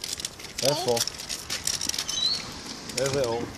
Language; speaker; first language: Hebrew; native; Hebrew